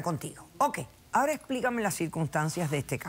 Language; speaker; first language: Spanish; native; Spanish